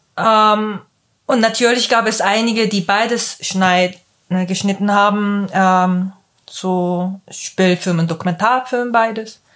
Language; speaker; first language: German; non-native, fluent; Korean